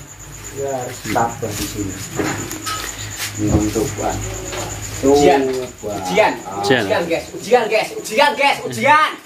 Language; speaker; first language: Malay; non-native, local second language; Javanese